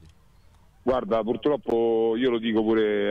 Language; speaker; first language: Italian; native; Italian